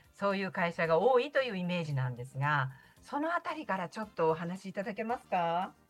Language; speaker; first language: Japanese; native; Japanese